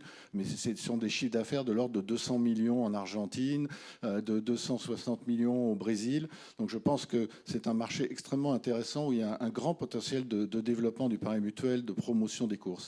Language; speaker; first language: French; native; French